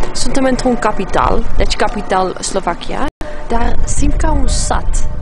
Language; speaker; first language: Romanian; non-native, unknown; English